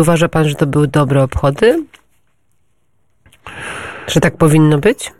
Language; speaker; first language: Polish; native; Polish